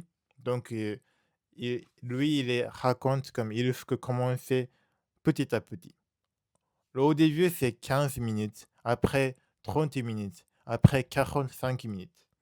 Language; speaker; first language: French; non-native, learner; Japanese